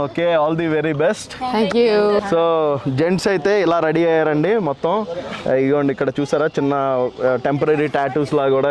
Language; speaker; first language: Telugu; native; Telugu